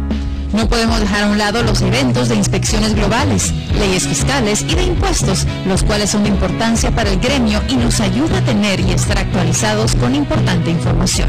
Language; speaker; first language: Spanish; native; Spanish